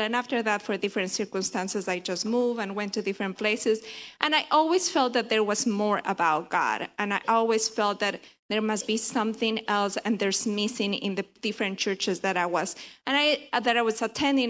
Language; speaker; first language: English; non-native, fluent; Spanish